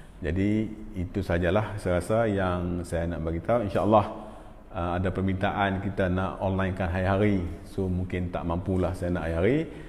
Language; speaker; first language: Malay; native; Malay